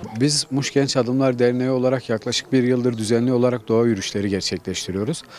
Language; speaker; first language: Turkish; native; Turkish